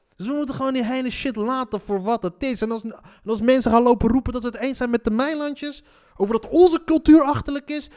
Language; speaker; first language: Dutch; early bilingual, other home language; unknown